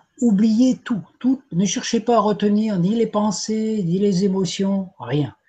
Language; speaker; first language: French; native; French